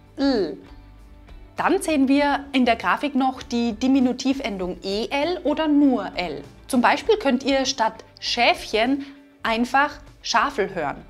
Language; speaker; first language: German; native; German